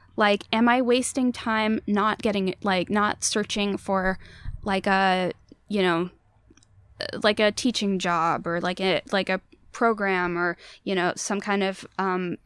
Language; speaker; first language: English; native; English